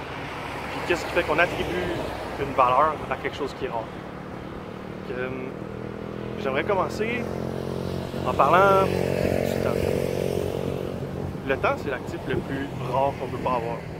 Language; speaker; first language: French; native; French